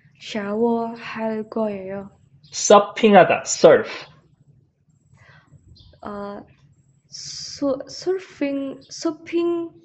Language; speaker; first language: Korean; non-native, learner; Indonesian